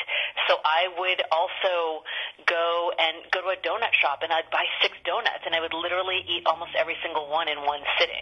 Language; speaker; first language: English; native; English